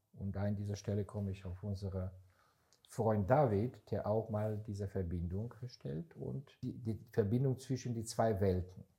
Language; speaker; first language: German; non-native, fluent; Hebrew